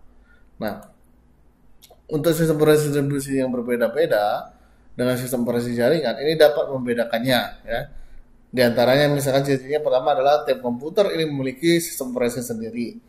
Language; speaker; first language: Indonesian; native; Indonesian